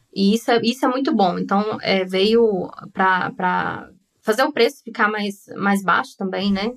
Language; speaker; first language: Portuguese; native; Portuguese